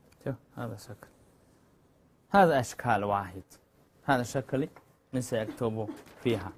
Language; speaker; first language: Arabic; non-native, learner; Chinese